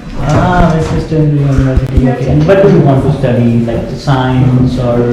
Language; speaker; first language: English; non-native, local second language; Hindi